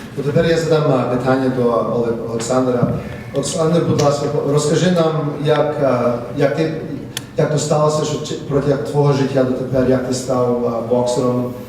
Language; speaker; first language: Ukrainian; early bilingual, heritage; Ukrainian